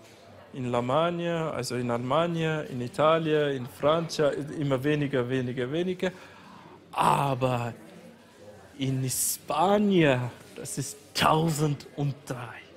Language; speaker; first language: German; non-native, fluent; Azerbaijani